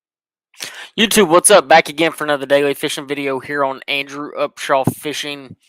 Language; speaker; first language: English; native; English